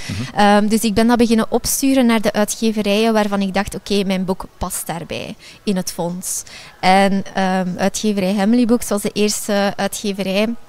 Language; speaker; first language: Dutch; native; Dutch